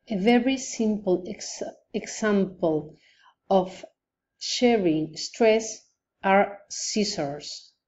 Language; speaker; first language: English; non-native, fluent; Spanish